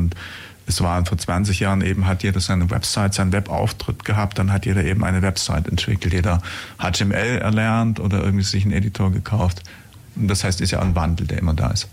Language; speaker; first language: German; native; German